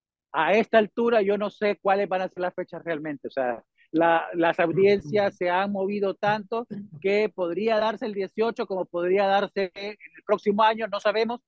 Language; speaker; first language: Spanish; native; Spanish